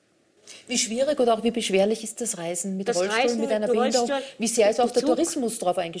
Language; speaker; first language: German; native; German